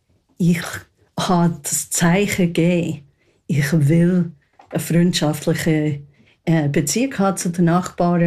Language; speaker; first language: German; non-native, fluent; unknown